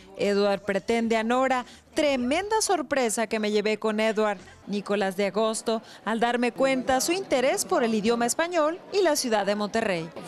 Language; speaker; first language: Spanish; native; Spanish